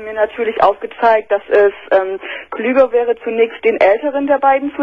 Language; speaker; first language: German; native; German